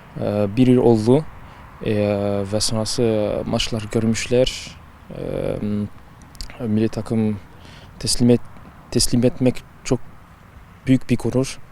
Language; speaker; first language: Turkish; early bilingual, heritage; Turkish